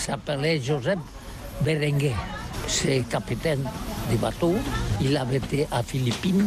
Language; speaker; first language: French; non-native, learner; Catalan